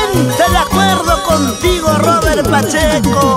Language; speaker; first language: Spanish; native; Spanish